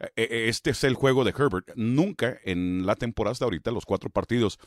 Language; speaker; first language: Spanish; early bilingual, heritage; Spanish